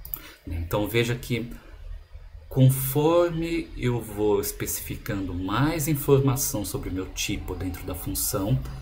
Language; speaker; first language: Portuguese; native; Portuguese